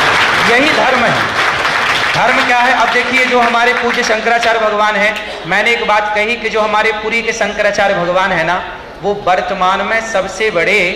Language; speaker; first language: Hindi; native; Hindi